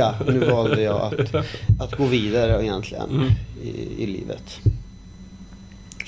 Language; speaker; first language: Swedish; early bilingual, other home language; Arabic